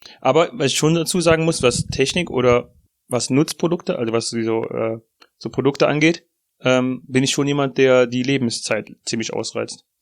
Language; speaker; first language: German; native; German